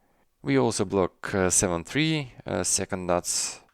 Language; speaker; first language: English; non-native, fluent; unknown